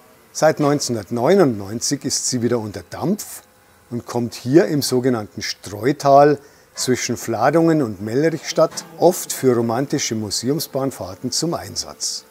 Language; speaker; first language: German; native; German